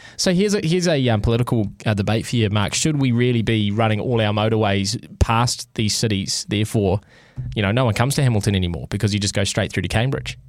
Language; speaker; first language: English; native; English